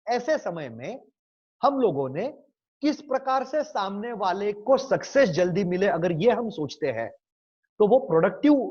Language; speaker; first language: Hindi; non-native, local second language; Marathi